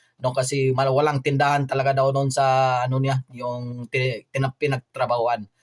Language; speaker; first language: Filipino; non-native, local second language; Cebuano